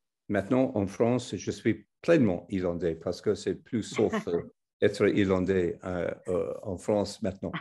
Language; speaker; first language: French; non-native, fluent; English